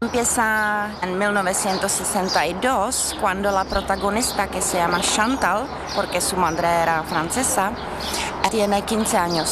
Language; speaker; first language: Spanish; non-native, learner; Czech